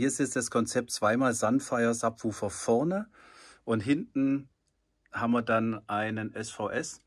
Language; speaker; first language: German; native; German